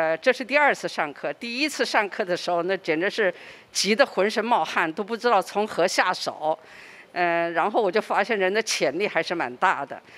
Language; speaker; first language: Chinese; native; Chinese